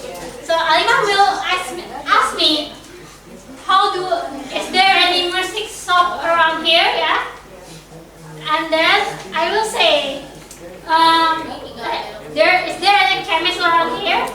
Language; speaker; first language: English; non-native, fluent; Indonesian